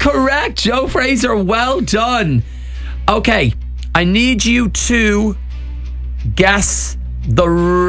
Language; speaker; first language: English; native; English